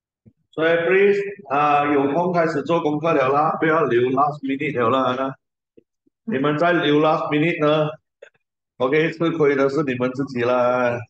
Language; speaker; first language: Chinese; native; Chinese